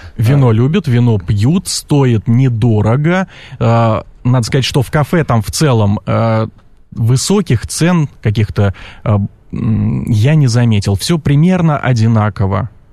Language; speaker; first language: Russian; native; Russian